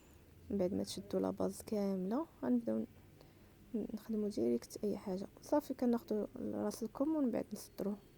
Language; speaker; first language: Arabic; native; Arabic